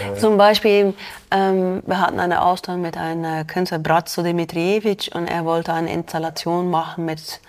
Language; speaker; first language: German; non-native, fluent; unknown